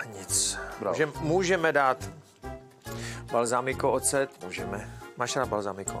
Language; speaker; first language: Czech; native; Czech